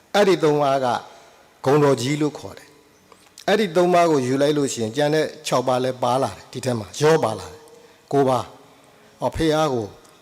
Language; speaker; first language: Burmese; native; Burmese